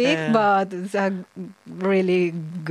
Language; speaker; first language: English; non-native, learner; Spanish